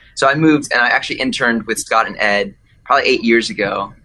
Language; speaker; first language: English; native; English